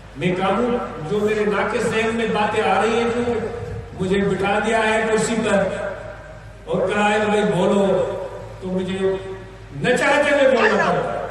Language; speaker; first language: Urdu; non-native, local second language; Sindhi